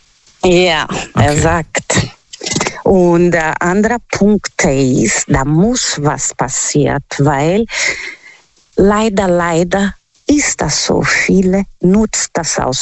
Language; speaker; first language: German; non-native, learner; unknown